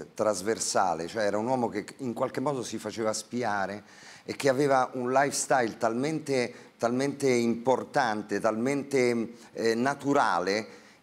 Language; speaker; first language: Italian; native; Italian